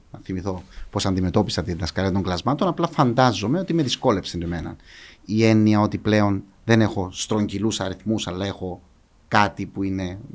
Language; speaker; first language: Greek; native; Greek